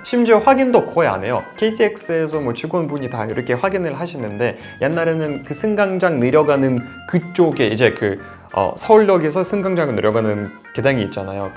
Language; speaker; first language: Korean; non-native, fluent; Russian